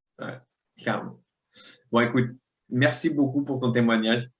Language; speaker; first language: French; native; French